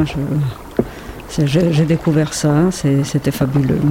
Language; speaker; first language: French; non-native, fluent; Spanish